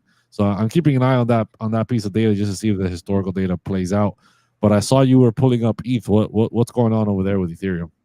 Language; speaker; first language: English; native; English